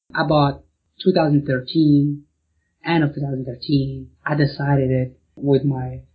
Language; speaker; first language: English; non-native, fluent; Arabic